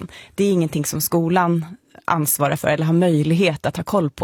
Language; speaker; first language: Swedish; native; Swedish